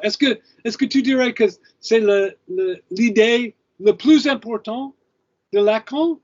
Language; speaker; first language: French; non-native, fluent; English